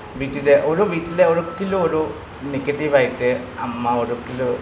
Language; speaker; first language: Malayalam; non-native, local second language; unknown